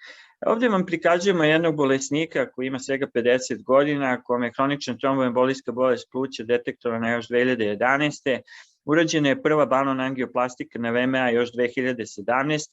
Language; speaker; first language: Serbian; native; Serbian